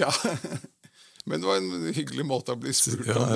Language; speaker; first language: Norwegian; native; Norwegian